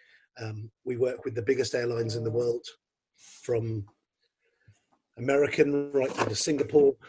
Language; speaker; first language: English; native; English